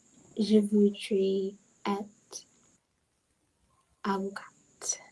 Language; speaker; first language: French; non-native, learner; English